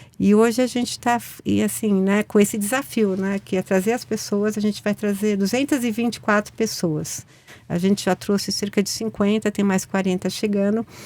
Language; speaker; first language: Portuguese; native; Portuguese